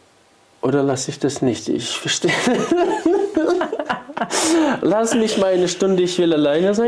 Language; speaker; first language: German; non-native, fluent; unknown